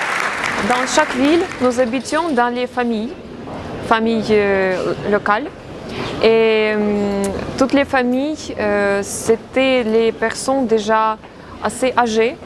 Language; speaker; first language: French; non-native, fluent; Ukrainian